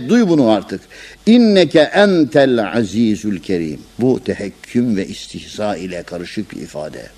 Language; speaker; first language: Turkish; native; Turkish